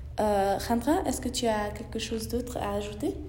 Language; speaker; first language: French; non-native, learner; English